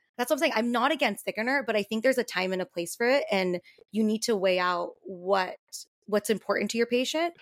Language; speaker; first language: English; native; English